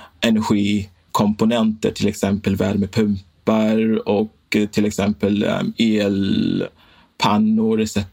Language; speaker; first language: Swedish; non-native, fluent; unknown